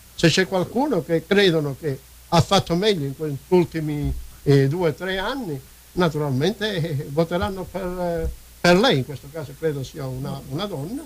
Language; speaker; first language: Italian; early bilingual, heritage; Italian